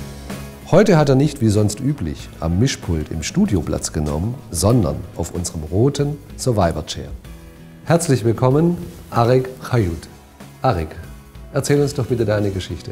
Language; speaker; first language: German; native; German